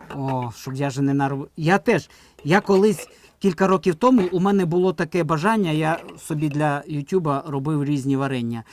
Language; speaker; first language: Ukrainian; native; Ukrainian